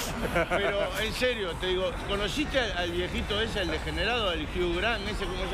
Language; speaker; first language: Spanish; native; Spanish